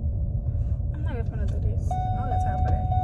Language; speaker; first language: English; native; English